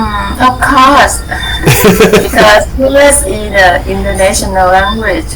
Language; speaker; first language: English; non-native, learner; Vietnamese